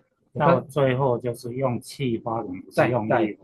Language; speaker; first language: Chinese; native; Chinese